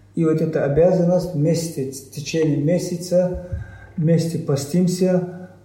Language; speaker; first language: Russian; non-native, local second language; Chechen